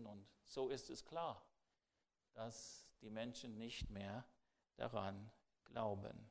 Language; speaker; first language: German; non-native, fluent; English